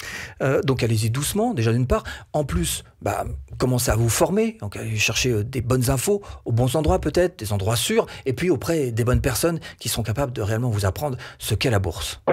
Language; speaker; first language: French; native; French